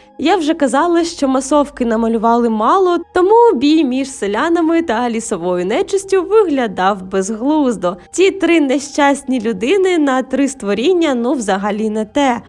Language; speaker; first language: Ukrainian; non-native, local second language; Russian